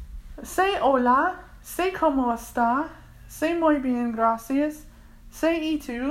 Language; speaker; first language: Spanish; non-native, learner; English